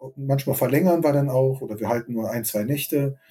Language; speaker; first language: German; native; German